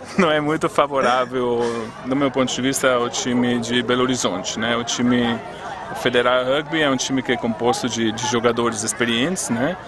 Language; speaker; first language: Portuguese; non-native, fluent; Italian